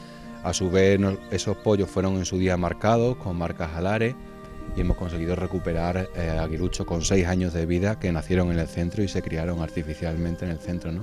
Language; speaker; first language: Spanish; native; Spanish